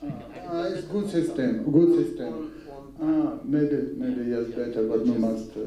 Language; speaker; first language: English; non-native, learner; Russian